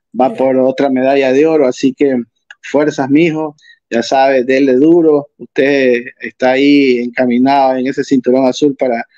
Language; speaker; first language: Spanish; native; Spanish